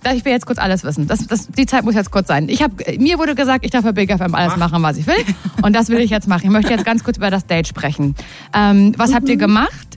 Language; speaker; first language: German; native; German